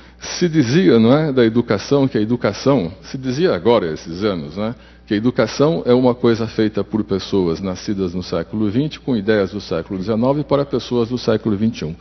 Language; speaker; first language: Portuguese; native; Portuguese